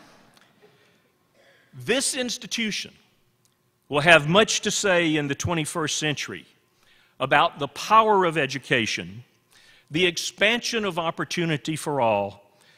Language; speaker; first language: English; native; English